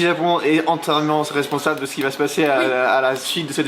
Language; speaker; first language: French; native; French